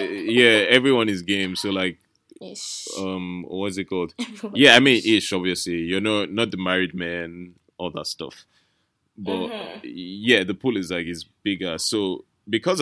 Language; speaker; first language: English; non-native, local second language; Yoruba